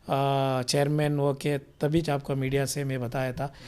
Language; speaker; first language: Hindi; non-native, local second language; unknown